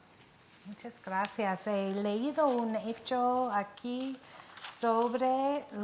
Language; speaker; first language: Spanish; non-native, fluent; English